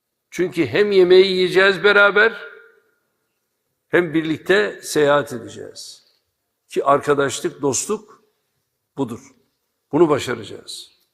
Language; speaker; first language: Turkish; native; Turkish